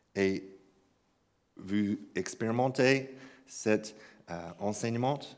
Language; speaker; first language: French; non-native, fluent; English